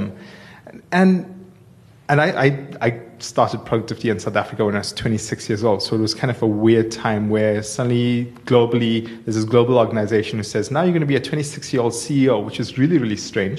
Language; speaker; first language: English; native; English